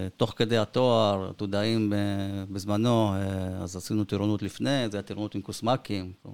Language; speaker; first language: Hebrew; early bilingual, other home language; Spanish